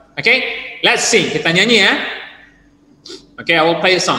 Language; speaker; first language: English; non-native, fluent; Indonesian